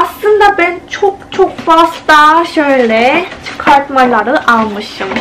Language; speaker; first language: Turkish; non-native, fluent; Korean